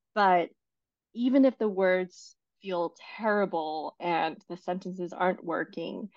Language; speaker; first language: English; non-native, fluent; Chinese